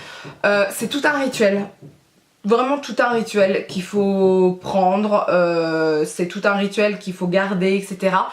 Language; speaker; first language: French; native; French